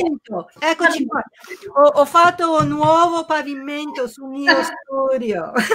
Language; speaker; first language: Italian; non-native, learner; English